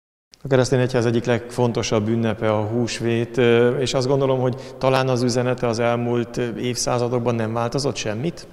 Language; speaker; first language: Hungarian; native; Hungarian